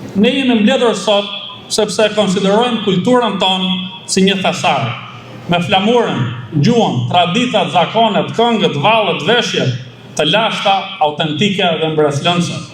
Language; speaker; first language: Albanian; early bilingual, other home language; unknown